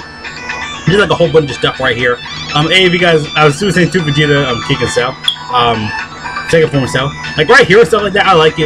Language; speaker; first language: English; native; English